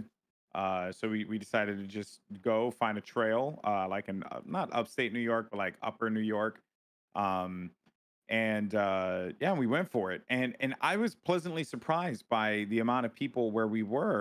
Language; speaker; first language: English; native; English